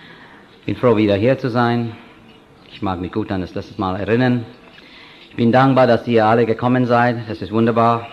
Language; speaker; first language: German; non-native, fluent; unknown